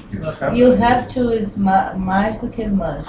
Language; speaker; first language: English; non-native, learner; Portuguese